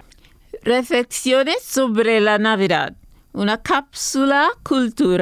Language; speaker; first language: Spanish; non-native, fluent; English